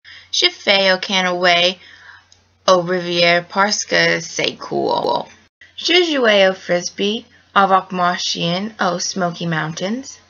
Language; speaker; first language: French; non-native, learner; English